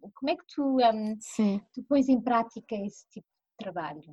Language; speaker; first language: Portuguese; early bilingual, heritage; Portuguese